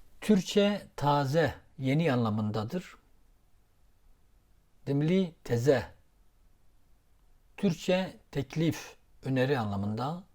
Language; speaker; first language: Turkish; non-native, local second language; Zaza